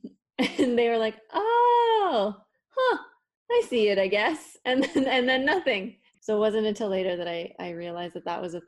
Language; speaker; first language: English; non-native, fluent; Spanish